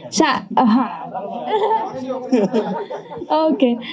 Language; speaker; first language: Hindi; non-native, local second language; Marathi